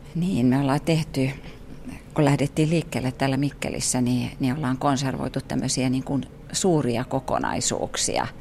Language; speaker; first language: Finnish; native; Finnish